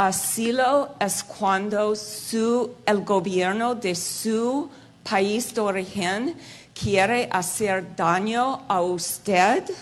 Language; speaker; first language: Spanish; non-native, fluent; English